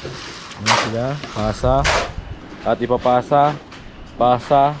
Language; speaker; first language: Filipino; native; Filipino